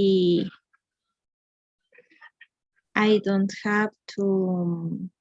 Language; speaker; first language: English; non-native, learner; Spanish